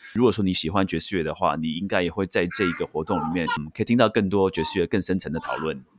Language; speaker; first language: Chinese; native; Chinese